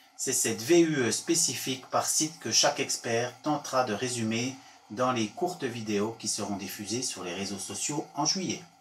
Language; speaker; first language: French; native; French